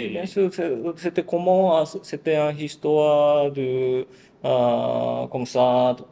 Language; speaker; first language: French; non-native, learner; Japanese